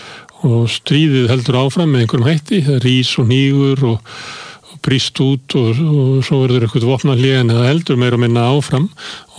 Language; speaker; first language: Icelandic; native; Icelandic